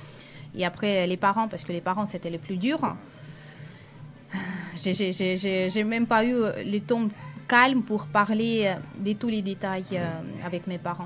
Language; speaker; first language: French; non-native, fluent; Russian